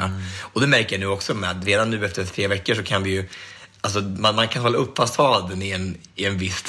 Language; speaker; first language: Swedish; native; Swedish